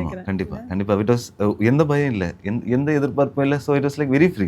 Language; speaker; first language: Tamil; early bilingual, heritage; Tamil